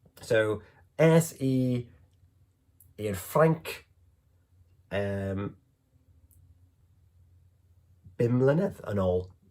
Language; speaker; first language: Welsh; non-native, learner; English